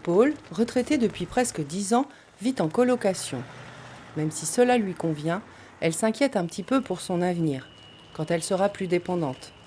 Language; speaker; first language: French; native; French